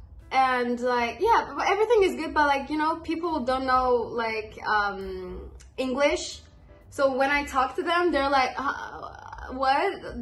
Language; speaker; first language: English; non-native, fluent; Persian